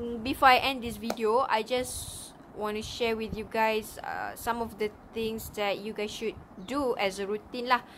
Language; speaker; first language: English; non-native, local second language; Malay